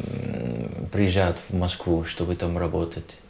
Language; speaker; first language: Russian; non-native, learner; Dutch